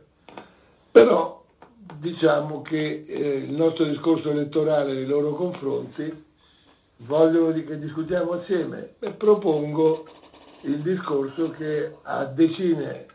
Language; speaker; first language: Italian; native; Italian